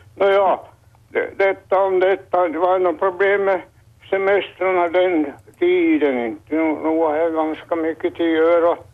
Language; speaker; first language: Swedish; native; Swedish